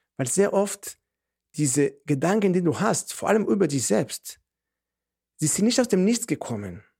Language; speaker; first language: German; non-native, fluent; Hebrew